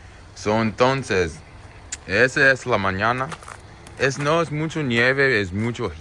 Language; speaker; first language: Spanish; non-native, learner; English